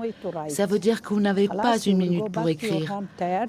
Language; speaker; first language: French; native; French